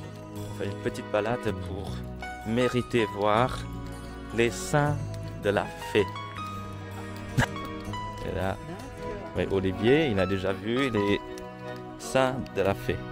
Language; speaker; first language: French; non-native, fluent; Vietnamese